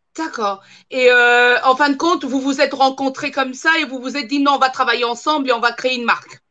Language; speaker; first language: French; non-native, local second language; Lingala